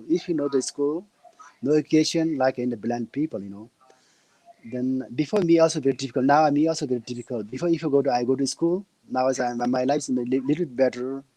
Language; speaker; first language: English; non-native, learner; Nepali